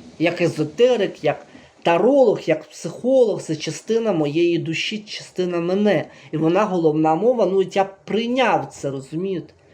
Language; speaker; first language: Ukrainian; native; Ukrainian